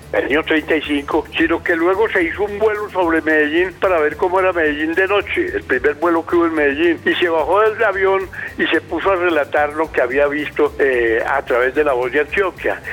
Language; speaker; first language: Spanish; native; Spanish